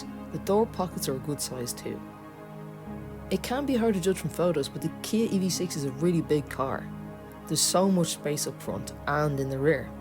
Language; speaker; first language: English; native; English